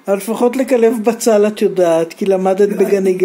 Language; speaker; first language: Hebrew; native; Hebrew